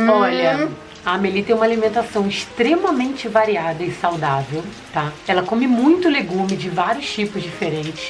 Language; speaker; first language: Portuguese; native; Portuguese